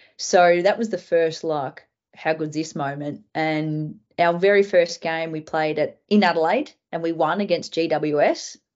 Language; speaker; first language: English; native; English